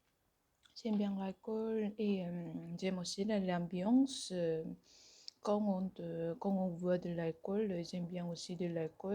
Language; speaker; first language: French; non-native, fluent; Korean